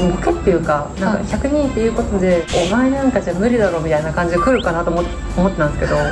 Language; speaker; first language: Japanese; native; Japanese